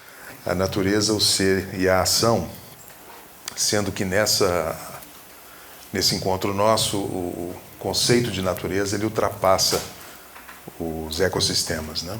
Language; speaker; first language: Portuguese; native; Portuguese